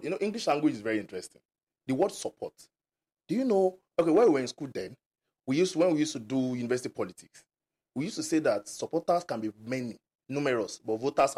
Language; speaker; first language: English; non-native, local second language; Yoruba